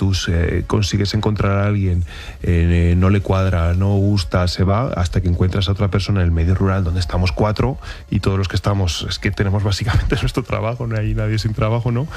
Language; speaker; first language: Spanish; native; Spanish